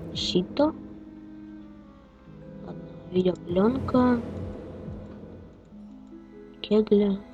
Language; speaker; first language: Russian; native; Russian